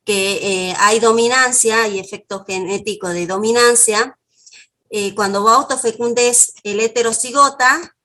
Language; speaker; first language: Spanish; native; Spanish